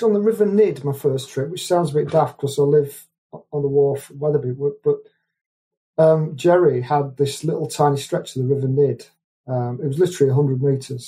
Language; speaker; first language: English; native; English